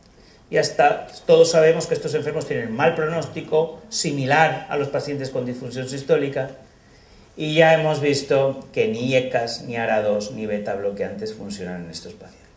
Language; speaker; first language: Spanish; native; Spanish